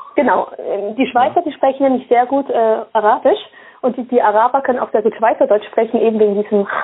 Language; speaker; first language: German; early bilingual, other home language; Swiss German